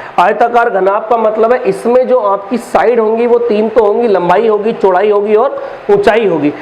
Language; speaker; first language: Hindi; native; Hindi